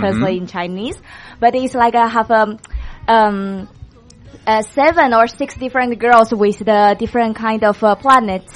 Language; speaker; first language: English; non-native, learner; Chinese